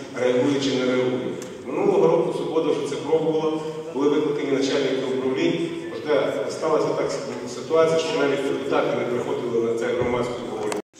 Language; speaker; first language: Ukrainian; native; Ukrainian